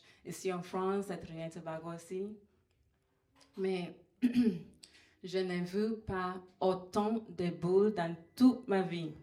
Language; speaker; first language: French; non-native, fluent; English